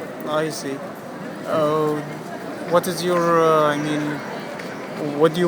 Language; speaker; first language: English; non-native, fluent; Arabic